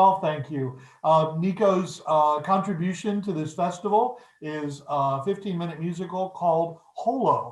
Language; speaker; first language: English; native; English